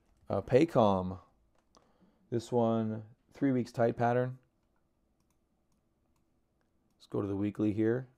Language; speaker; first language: English; native; English